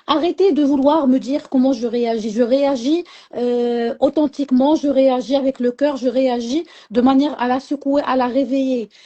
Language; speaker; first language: French; non-native, local second language; Arabic